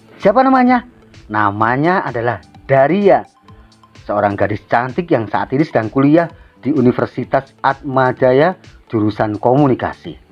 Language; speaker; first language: Indonesian; native; Indonesian